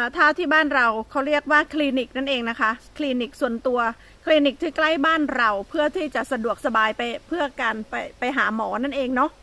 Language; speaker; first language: Thai; native; Thai